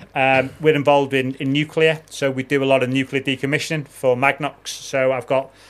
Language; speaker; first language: English; native; English